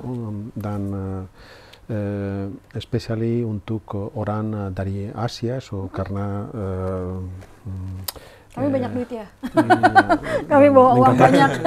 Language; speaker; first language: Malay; non-native, learner; Spanish